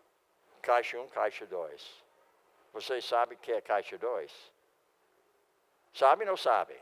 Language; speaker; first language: Portuguese; non-native, fluent; English